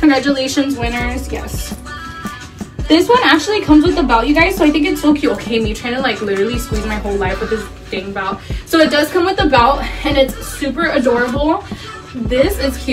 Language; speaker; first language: English; early bilingual, other home language; Spanish